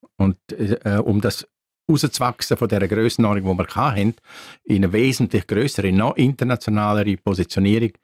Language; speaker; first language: German; native; German